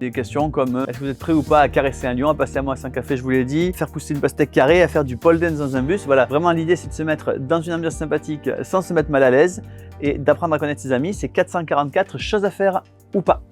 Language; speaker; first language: French; native; French